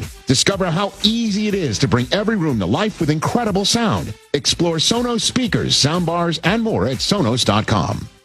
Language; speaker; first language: English; native; English